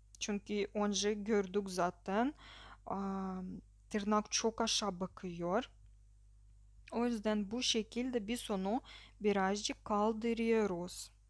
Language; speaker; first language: Turkish; non-native, learner; Russian